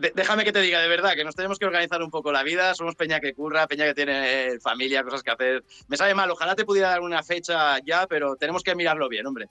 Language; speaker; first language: Spanish; native; Spanish